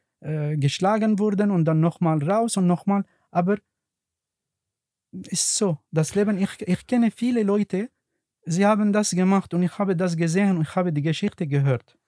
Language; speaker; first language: German; non-native, learner; Arabic